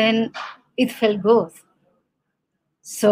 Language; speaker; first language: English; non-native, fluent; Spanish